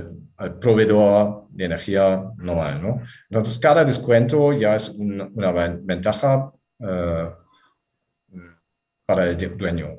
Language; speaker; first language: Spanish; non-native, fluent; German